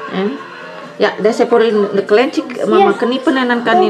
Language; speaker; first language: Dutch; non-native, learner; Indonesian